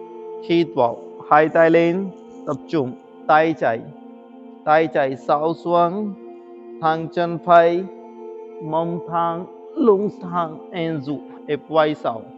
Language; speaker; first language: Vietnamese; non-native, learner; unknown